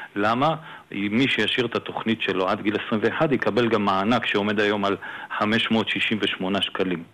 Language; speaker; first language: Hebrew; native; Hebrew